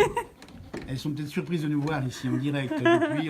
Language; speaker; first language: French; native; French